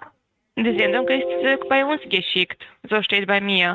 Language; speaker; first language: German; non-native, learner; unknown